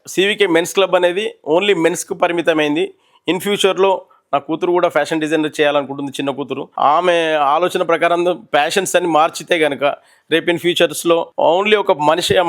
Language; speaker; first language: Telugu; native; Telugu